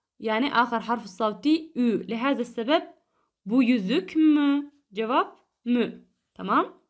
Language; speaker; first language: Arabic; non-native, fluent; Turkish